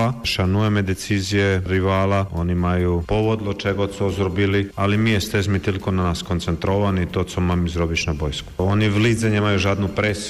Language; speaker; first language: Polish; non-native, fluent; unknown